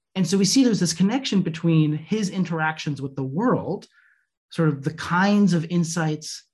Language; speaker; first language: English; native; English